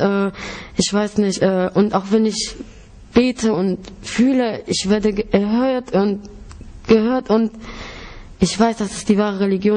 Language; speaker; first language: German; early bilingual, other home language; Greek